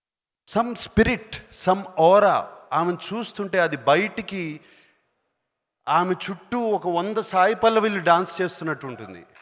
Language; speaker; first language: Telugu; native; Telugu